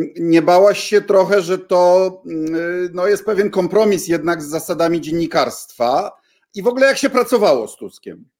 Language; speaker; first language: Polish; native; Polish